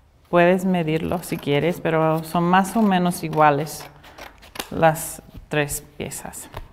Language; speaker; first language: Spanish; non-native, fluent; English